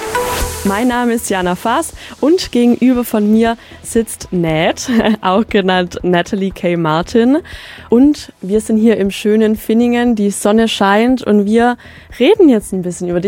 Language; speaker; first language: German; native; German